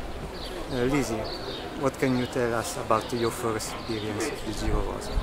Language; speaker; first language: English; non-native, fluent; Italian